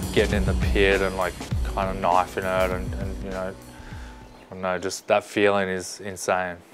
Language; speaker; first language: English; native; English